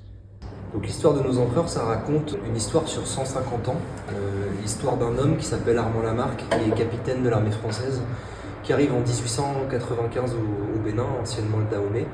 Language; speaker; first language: French; native; French